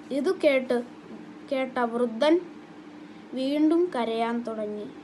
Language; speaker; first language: Malayalam; non-native, learner; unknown